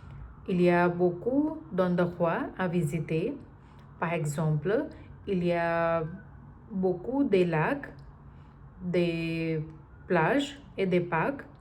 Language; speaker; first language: French; non-native, learner; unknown